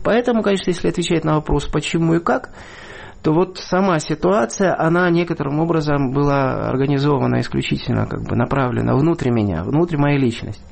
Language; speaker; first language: Russian; native; Russian